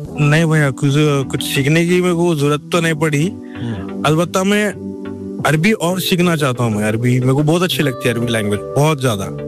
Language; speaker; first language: Urdu; native; Urdu